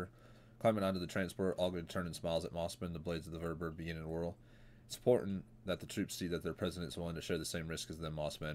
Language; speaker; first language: English; native; English